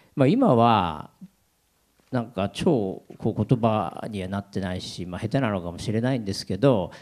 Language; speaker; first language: Japanese; native; Japanese